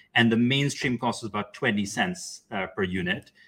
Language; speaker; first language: English; non-native, local second language; Urdu